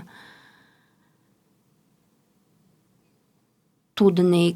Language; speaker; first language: Hungarian; non-native, fluent; Polish